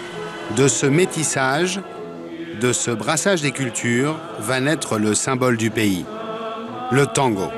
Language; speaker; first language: French; native; French